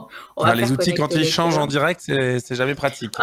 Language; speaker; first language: French; native; French